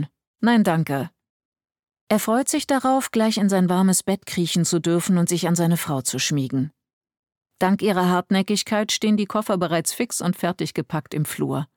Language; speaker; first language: German; native; German